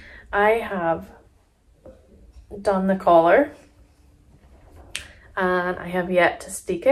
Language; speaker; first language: English; native; English